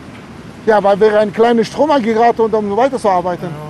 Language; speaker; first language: German; non-native, fluent; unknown